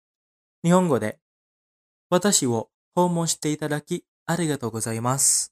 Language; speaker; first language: Japanese; non-native, fluent; Indonesian